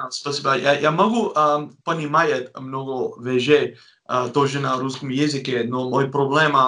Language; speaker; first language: Russian; non-native, learner; Dutch